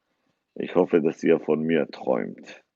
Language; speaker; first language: German; non-native, fluent; Kurdish